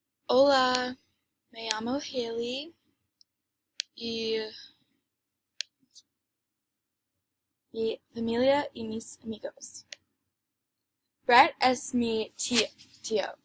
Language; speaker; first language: Spanish; non-native, learner; English